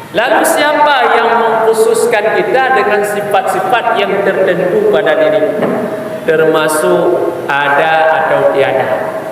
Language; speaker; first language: Malay; non-native, local second language; Achinese